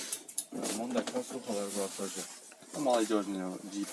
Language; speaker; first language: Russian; non-native, local second language; Kyrgyz